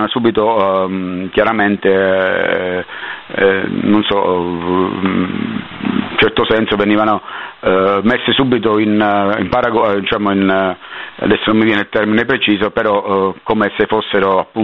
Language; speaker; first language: Italian; native; Italian